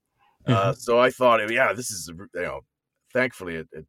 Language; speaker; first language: English; native; English